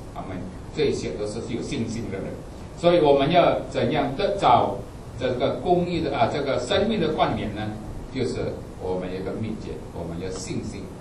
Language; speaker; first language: Chinese; non-native, fluent; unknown